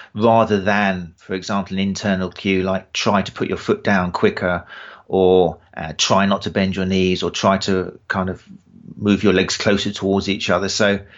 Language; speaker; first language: English; native; English